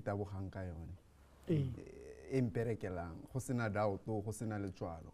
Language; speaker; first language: English; non-native, local second language; Tswana